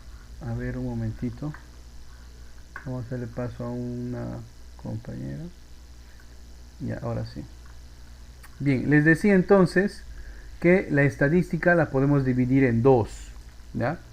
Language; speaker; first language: Spanish; native; Spanish